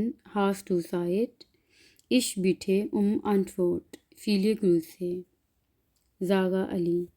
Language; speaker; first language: German; non-native, learner; Urdu